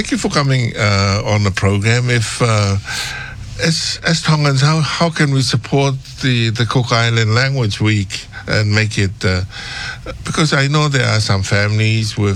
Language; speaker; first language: English; non-native, fluent; Tongan